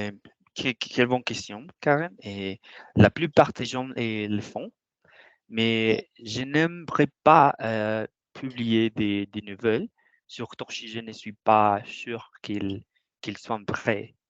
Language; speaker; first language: French; non-native, learner; Spanish